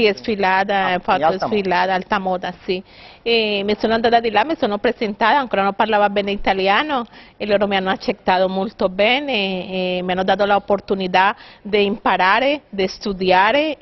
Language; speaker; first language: Italian; non-native, fluent; Spanish